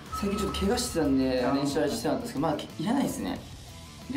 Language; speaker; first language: Japanese; native; Japanese